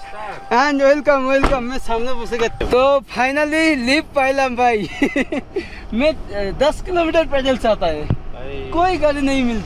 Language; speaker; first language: Hindi; non-native, learner; Bangla